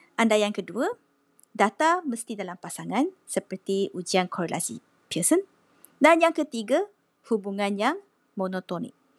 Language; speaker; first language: Malay; non-native, local second language; Chinese